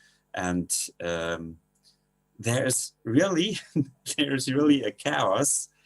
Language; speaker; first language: English; non-native, learner; German